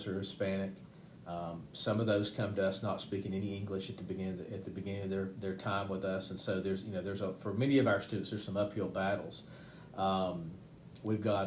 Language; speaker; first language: English; native; English